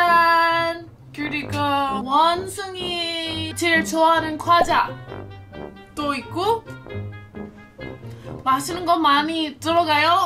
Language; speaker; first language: Korean; non-native, learner; English